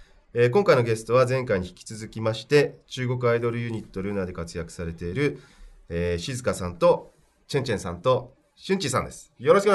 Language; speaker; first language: Japanese; native; Japanese